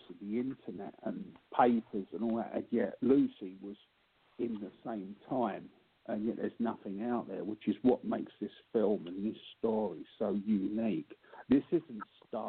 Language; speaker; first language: English; native; English